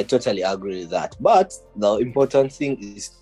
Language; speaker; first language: English; non-native, local second language; Ganda